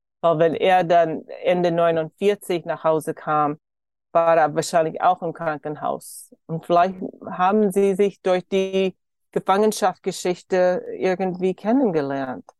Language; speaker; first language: German; early bilingual, heritage; German